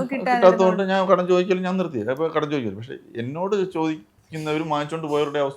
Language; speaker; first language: Malayalam; native; Malayalam